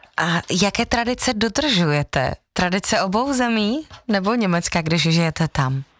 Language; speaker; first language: Czech; native; Czech